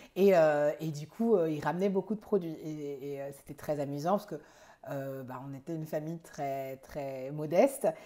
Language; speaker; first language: French; native; French